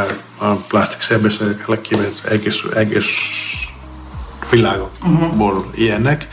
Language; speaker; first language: Hungarian; non-native, fluent; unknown